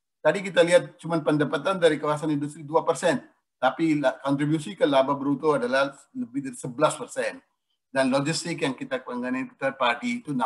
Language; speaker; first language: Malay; non-native, fluent; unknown